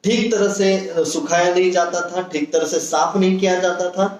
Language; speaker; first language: Hindi; non-native, local second language; Marathi